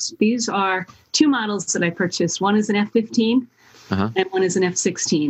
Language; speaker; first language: English; native; English